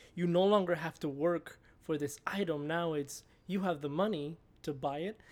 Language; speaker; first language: English; early bilingual, other home language; Spanish